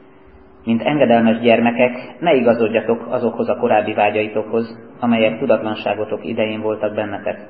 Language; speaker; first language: Hungarian; native; Hungarian